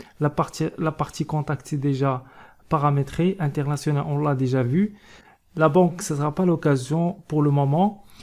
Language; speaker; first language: French; non-native, local second language; Arabic